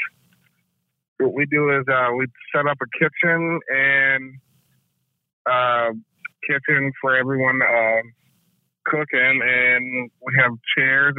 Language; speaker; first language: English; native; English